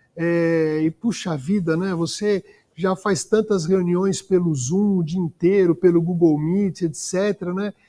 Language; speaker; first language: Portuguese; native; Portuguese